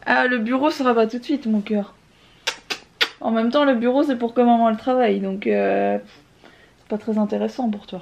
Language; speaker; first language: French; native; French